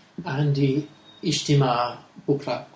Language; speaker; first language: Arabic; non-native, learner; English